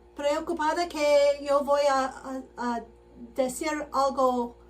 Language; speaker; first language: Spanish; non-native, learner; English